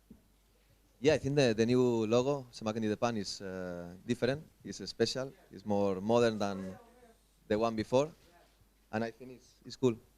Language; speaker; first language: English; non-native, fluent; Spanish